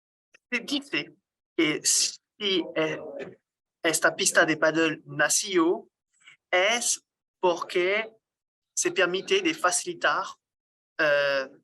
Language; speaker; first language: Spanish; non-native, learner; French